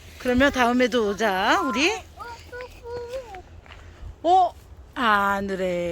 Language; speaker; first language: Korean; non-native, fluent; Thai